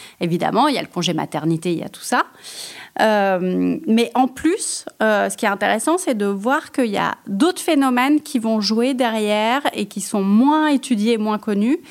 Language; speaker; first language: French; native; French